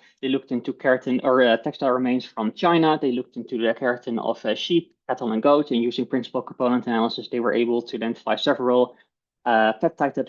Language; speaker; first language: English; non-native, fluent; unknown